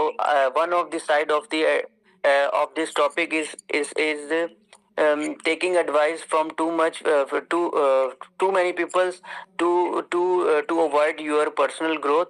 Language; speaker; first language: English; non-native, learner; Urdu